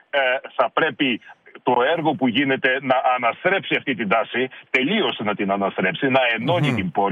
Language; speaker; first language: Greek; native; Greek